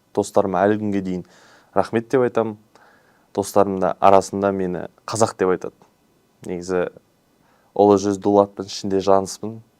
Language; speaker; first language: Kazakh; non-native, local second language; Uyghur